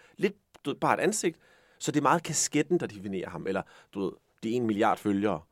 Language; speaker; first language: Danish; native; Danish